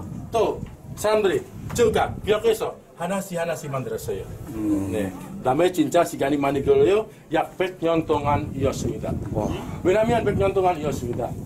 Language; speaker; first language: Korean; non-native, learner; Indonesian